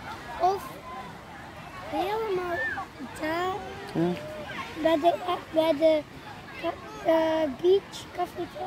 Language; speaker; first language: Dutch; early bilingual, other home language; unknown